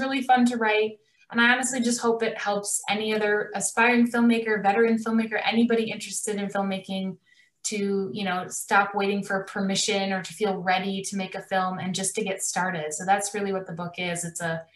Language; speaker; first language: English; native; English